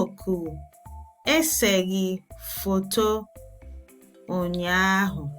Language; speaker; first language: Igbo; early bilingual, heritage; Igbo